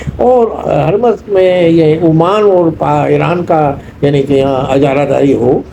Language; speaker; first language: Urdu; non-native, local second language; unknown